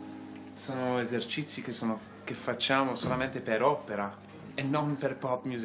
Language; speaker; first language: Italian; non-native, fluent; English